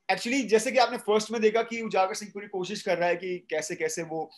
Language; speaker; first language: Hindi; native; Hindi